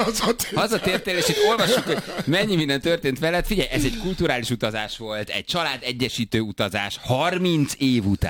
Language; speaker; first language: Hungarian; native; Hungarian